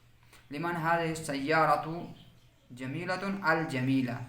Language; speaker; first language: Arabic; non-native, fluent; Urdu